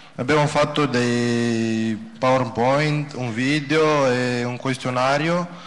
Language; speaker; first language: Italian; early bilingual, other home language; Romanian